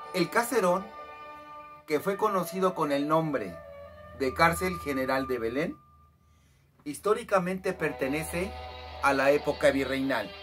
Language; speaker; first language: Spanish; native; Spanish